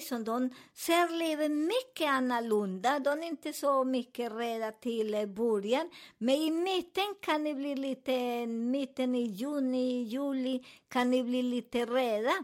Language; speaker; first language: Swedish; non-native, learner; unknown